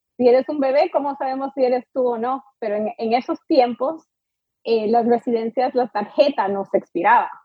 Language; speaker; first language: Spanish; early bilingual, heritage; Spanish